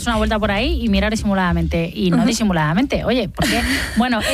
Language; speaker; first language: Spanish; native; Spanish